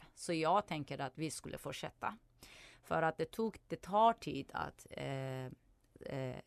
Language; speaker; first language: Swedish; non-native, fluent; Persian